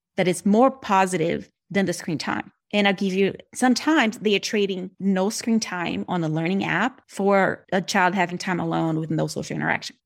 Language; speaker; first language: English; non-native, fluent; Portuguese